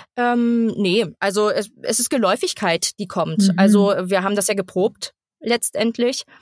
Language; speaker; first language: German; native; German